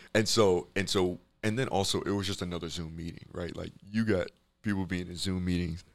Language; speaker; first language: English; native; English